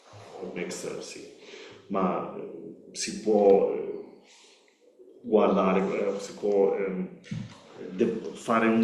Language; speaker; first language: Italian; non-native, learner; Spanish